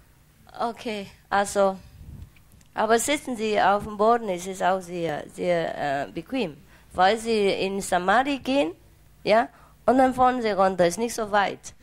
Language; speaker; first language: German; non-native, learner; Vietnamese